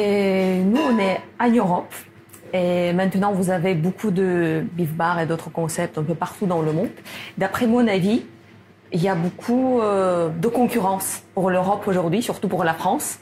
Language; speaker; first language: French; non-native, fluent; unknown